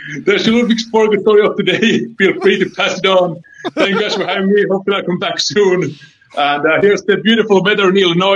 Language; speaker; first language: English; non-native, fluent; Finnish